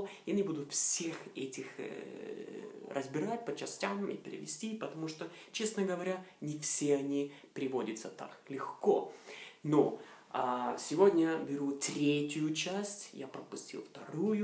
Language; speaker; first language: Russian; non-native, fluent; Norwegian